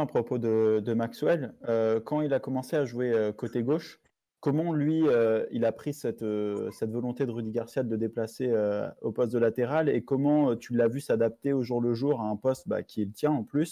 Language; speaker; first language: French; native; French